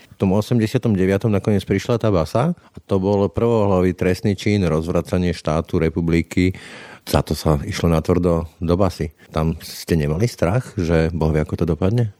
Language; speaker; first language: Slovak; native; Slovak